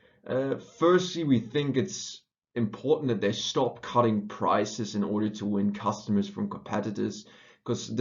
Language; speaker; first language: English; non-native, fluent; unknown